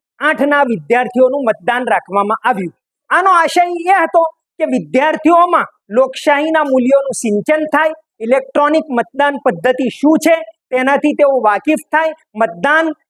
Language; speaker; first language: Gujarati; native; Gujarati